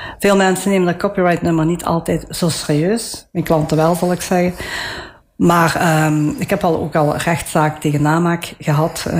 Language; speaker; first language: Dutch; early bilingual, other home language; Italian